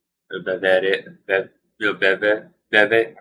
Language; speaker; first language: Italian; non-native, learner; English